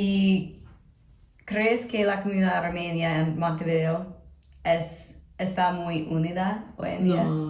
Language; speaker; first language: Spanish; non-native, fluent; English